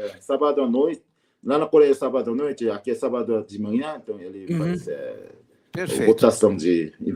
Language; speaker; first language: Portuguese; non-native, learner; Korean